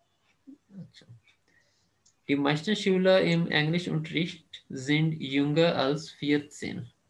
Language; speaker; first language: German; non-native, fluent; Urdu